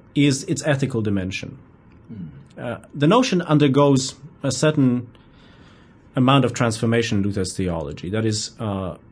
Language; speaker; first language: English; non-native, fluent; Polish